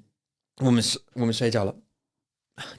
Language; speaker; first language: Chinese; non-native, learner; English